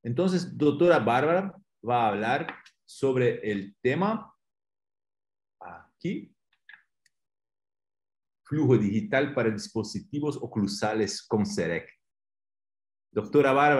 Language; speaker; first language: Spanish; non-native, fluent; Portuguese